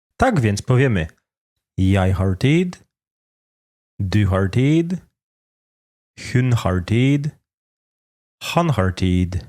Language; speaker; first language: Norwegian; non-native, fluent; Polish